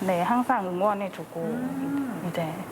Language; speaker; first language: Korean; non-native, learner; Thai